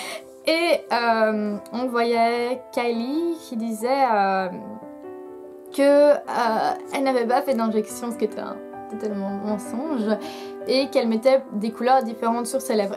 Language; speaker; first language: French; native; French